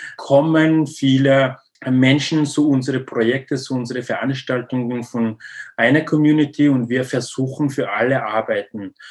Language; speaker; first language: German; non-native, learner; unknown